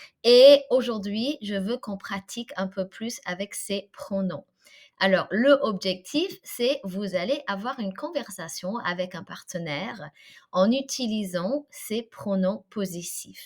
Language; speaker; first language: French; non-native, fluent; English